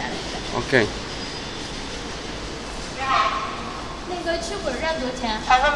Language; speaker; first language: Spanish; non-native, fluent; Chinese